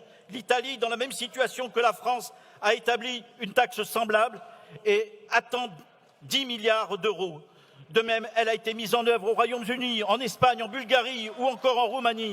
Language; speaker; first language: French; native; French